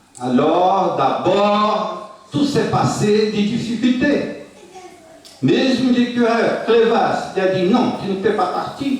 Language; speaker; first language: French; non-native, fluent; Portuguese